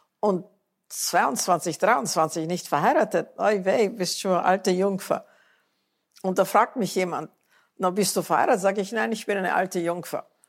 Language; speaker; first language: German; native; German